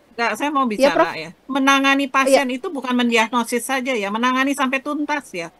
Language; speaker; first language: Indonesian; native; Indonesian